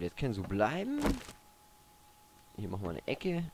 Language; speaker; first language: German; native; German